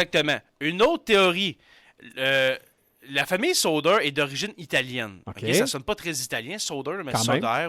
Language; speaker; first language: French; native; French